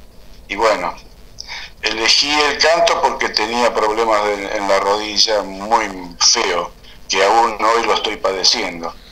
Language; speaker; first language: Spanish; native; Spanish